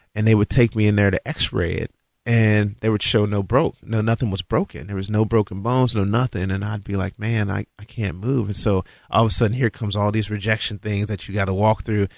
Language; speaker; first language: English; native; English